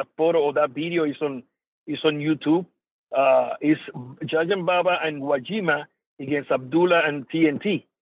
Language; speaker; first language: English; non-native, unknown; Spanish